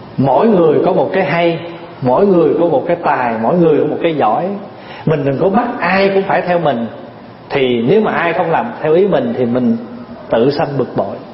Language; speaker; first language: Vietnamese; early bilingual, heritage; Vietnamese